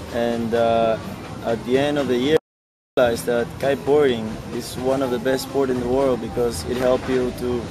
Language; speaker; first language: English; non-native, fluent; Spanish